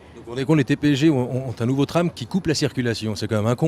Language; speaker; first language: French; native; French